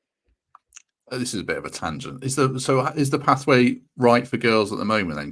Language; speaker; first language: English; native; English